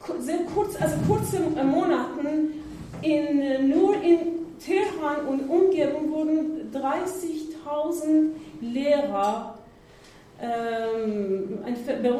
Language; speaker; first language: German; non-native, learner; Persian